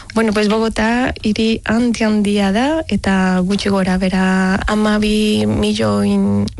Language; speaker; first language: Basque; non-native, learner; Spanish